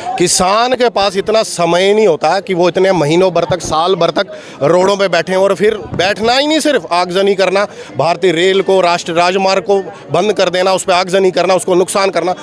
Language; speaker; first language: Hindi; native; Hindi